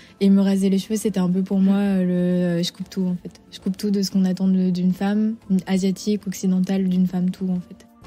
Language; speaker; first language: French; native; French